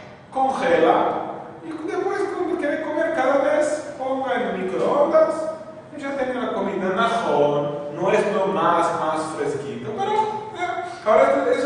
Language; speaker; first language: Spanish; non-native, fluent; Portuguese